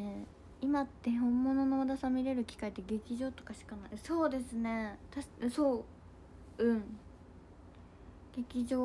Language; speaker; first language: Japanese; native; Japanese